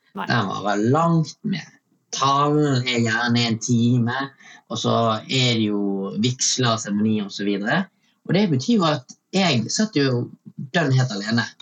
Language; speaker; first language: Norwegian; early bilingual, other home language; Tamil